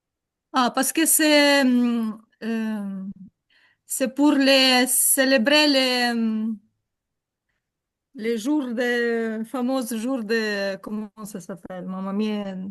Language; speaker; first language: French; non-native, learner; Ukrainian